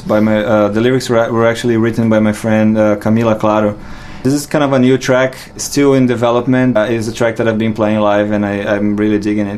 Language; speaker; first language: English; non-native, fluent; Portuguese